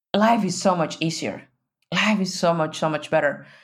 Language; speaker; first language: English; non-native, fluent; Spanish